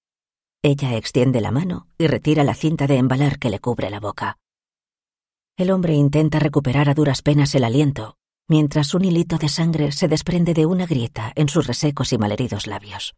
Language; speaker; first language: Spanish; native; Spanish